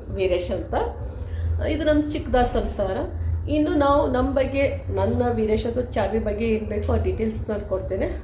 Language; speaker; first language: Kannada; native; Kannada